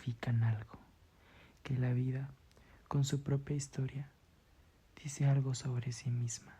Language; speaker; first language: Spanish; native; Spanish